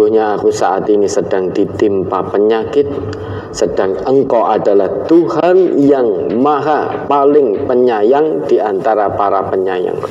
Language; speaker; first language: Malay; non-native, local second language; Javanese